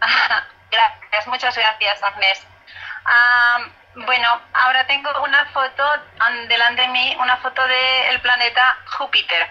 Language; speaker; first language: Spanish; native; Spanish